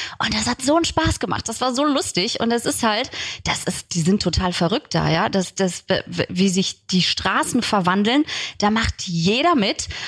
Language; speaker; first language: German; early bilingual, other home language; Turkish